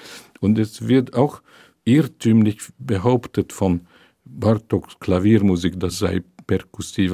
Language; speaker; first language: German; non-native, fluent; Hungarian